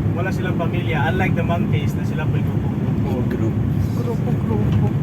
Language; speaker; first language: Filipino; non-native, local second language; Cebuano